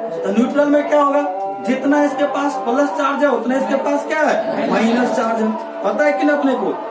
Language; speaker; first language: Hindi; native; Hindi